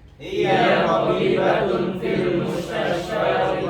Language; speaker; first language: Arabic; non-native, learner; Indonesian